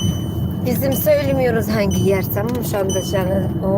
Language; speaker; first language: Turkish; non-native, learner; Arabic